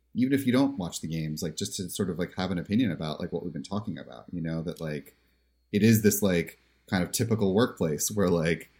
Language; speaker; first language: English; native; English